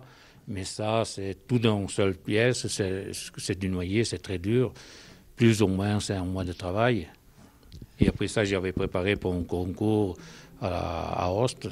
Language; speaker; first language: French; non-native, local second language; Italian